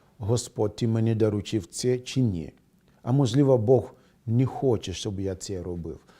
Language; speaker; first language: Ukrainian; non-native, fluent; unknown